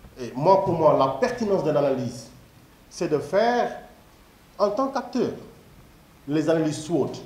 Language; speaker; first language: French; non-native, local second language; Wolof